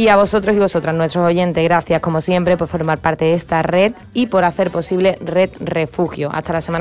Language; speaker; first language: Spanish; native; Spanish